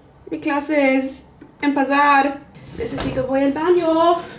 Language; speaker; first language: Spanish; non-native, learner; English